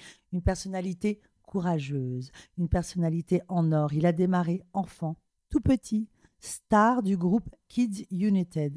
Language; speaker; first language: French; native; French